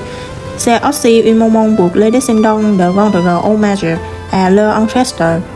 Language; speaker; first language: French; non-native, learner; Vietnamese